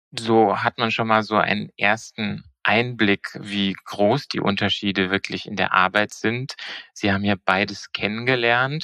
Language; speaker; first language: German; native; German